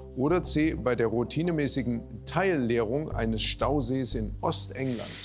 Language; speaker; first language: German; native; German